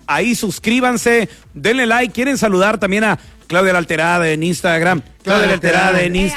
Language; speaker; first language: Spanish; native; Spanish